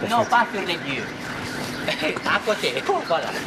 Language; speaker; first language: French; non-native, learner; Romanian